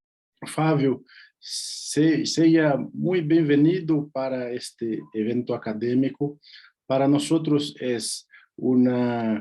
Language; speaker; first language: Spanish; non-native, learner; Portuguese